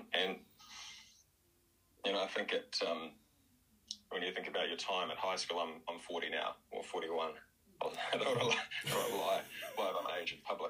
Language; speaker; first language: English; native; English